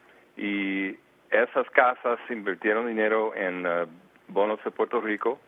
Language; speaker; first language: Spanish; early bilingual, heritage; Spanish